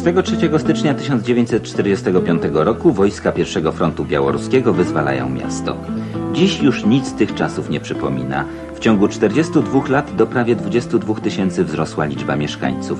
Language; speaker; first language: Polish; native; Polish